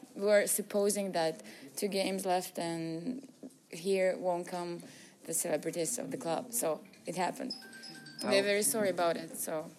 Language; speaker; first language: English; non-native, learner; Russian